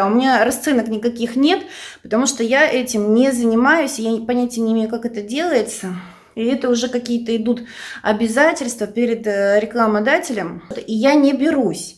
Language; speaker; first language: Russian; native; Russian